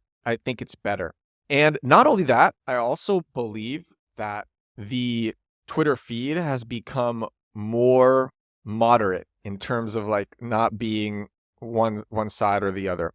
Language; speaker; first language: English; native; English